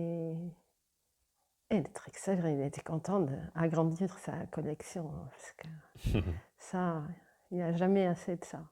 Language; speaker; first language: French; non-native, fluent; Portuguese